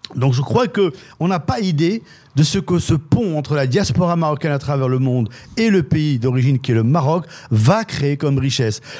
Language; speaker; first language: French; native; French